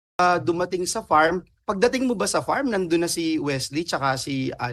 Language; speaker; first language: Filipino; native; Filipino